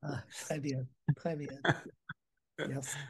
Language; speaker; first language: French; non-native, learner; English